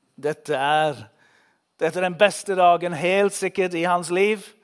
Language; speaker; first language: Norwegian; non-native, fluent; English